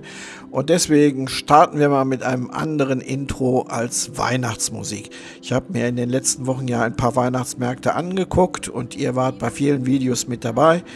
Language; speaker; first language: German; native; German